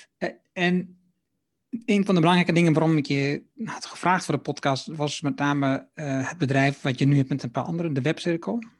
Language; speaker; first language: Dutch; native; Dutch